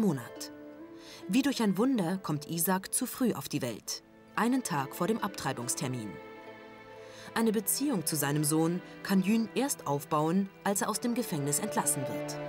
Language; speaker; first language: German; native; German